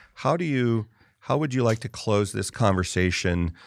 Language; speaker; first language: English; native; English